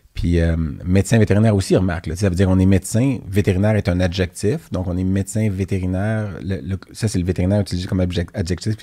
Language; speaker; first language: French; native; French